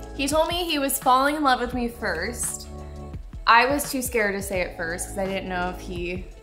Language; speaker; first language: English; native; English